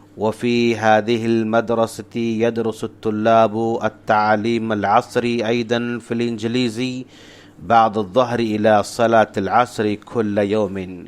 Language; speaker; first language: Arabic; non-native, fluent; Urdu